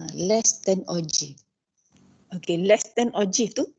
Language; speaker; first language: English; non-native, local second language; Malay